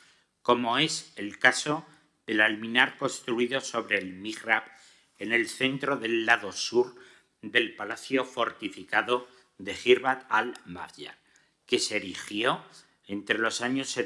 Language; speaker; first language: Spanish; native; Spanish